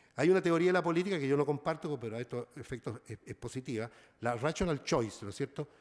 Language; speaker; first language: Spanish; native; Spanish